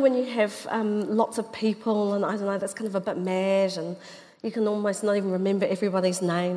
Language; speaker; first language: English; native; English